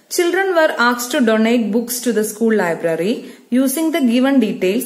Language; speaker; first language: English; non-native, local second language; Malayalam